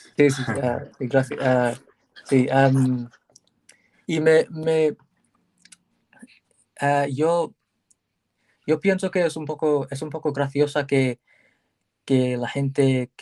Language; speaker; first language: Spanish; non-native, learner; English